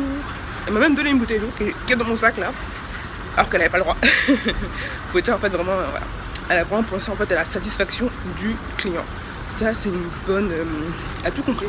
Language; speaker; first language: French; native; French